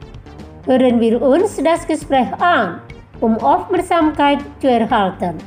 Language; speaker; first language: German; non-native, fluent; Indonesian